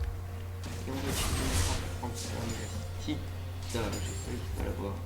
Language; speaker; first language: French; native; French